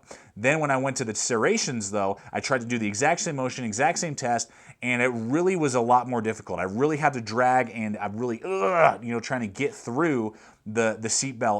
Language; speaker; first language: English; native; English